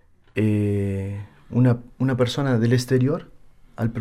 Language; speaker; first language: French; non-native, learner; Spanish